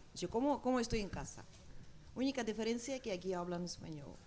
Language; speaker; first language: Spanish; non-native, learner; Ukrainian